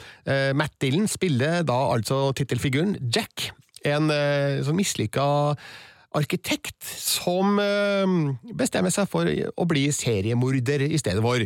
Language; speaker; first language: Norwegian; native; Norwegian